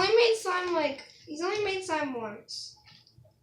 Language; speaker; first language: English; native; English